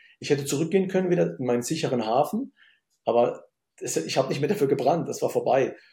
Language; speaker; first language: German; early bilingual, other home language; Arabic